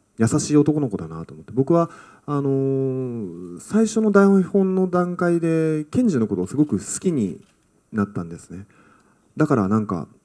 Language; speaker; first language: Japanese; native; Japanese